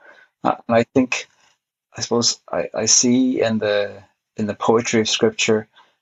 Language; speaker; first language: English; native; English